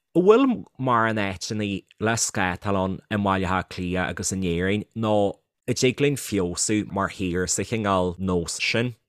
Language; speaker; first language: Irish; native; Irish